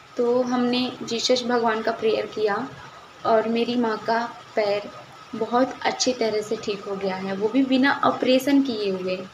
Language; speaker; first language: Hindi; native; Hindi